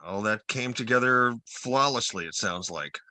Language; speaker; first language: English; native; English